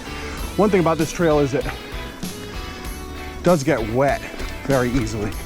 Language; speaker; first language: English; native; English